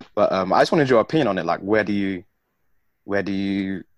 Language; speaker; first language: English; native; English